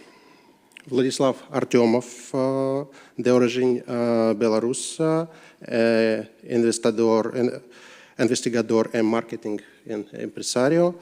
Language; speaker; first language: Portuguese; non-native, learner; Russian